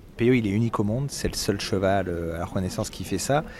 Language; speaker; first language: French; native; French